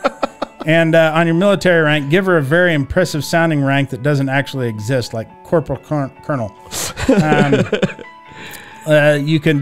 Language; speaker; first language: English; native; English